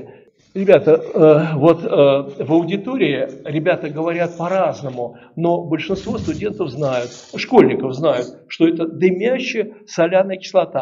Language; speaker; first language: Russian; native; Russian